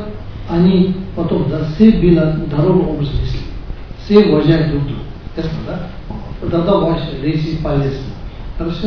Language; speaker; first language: Russian; non-native, learner; Tibetan